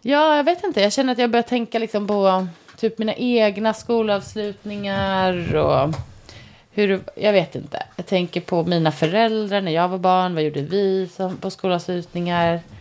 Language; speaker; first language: Swedish; native; Swedish